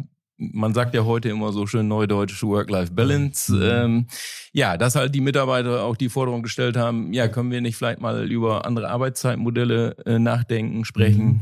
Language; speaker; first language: German; native; German